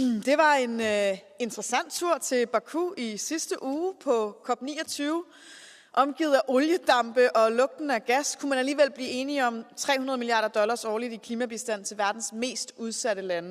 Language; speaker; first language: Danish; native; Danish